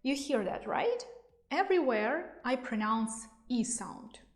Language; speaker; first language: English; non-native, fluent; Russian